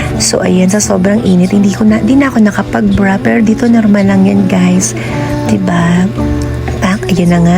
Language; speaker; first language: Filipino; native; Filipino